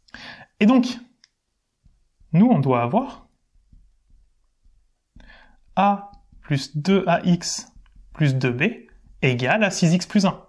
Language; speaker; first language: French; native; French